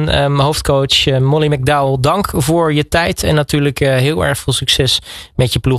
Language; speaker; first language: Dutch; native; Dutch